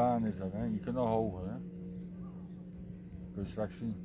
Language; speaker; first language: Dutch; native; Dutch